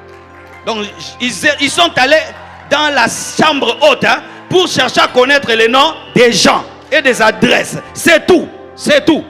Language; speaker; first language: French; non-native, local second language; Lingala